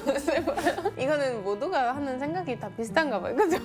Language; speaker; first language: Korean; native; Korean